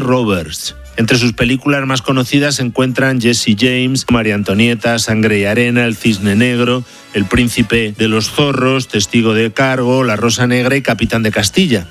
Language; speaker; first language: Spanish; native; Spanish